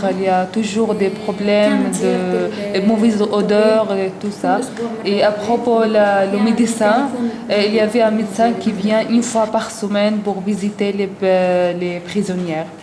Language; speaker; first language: French; non-native, learner; Arabic